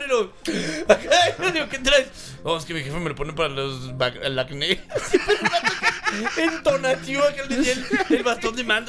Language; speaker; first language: Spanish; native; Spanish